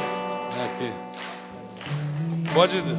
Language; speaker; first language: Portuguese; native; Portuguese